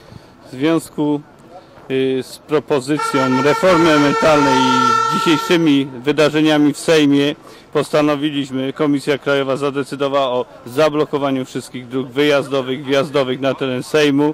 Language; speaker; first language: Polish; native; Polish